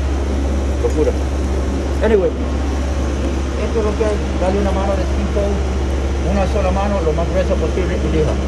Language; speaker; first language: Spanish; native; Spanish